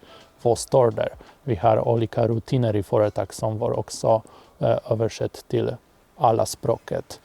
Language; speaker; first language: Swedish; non-native, fluent; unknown